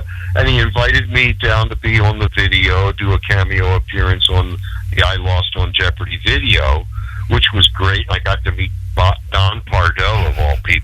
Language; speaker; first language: English; native; English